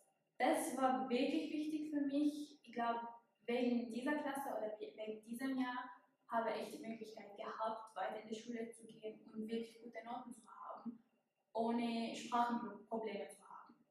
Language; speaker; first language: German; non-native, fluent; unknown